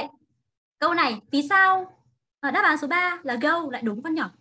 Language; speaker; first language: Vietnamese; native; Vietnamese